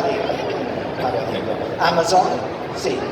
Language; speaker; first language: Spanish; non-native, learner; English